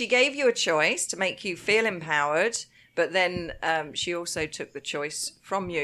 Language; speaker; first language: English; native; English